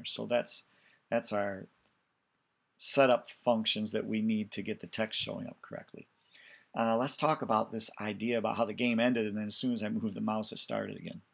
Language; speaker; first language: English; native; English